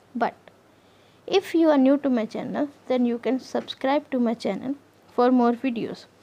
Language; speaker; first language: English; non-native, local second language; Punjabi